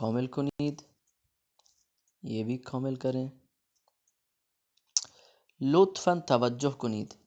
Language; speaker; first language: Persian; non-native, fluent; Urdu